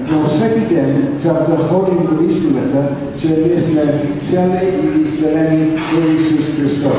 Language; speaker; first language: Bulgarian; non-native, learner; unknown